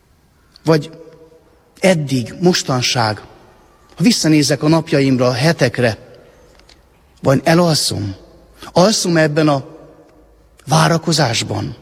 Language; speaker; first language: Hungarian; native; Hungarian